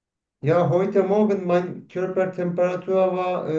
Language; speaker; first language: German; non-native, learner; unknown